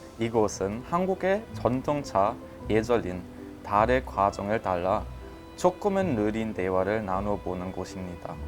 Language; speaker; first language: Korean; non-native, fluent; German